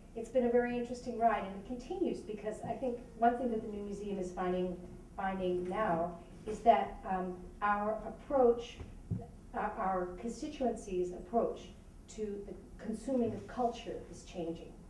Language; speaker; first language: English; native; English